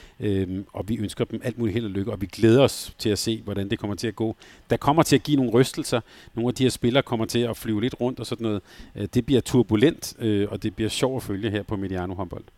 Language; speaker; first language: Danish; native; Danish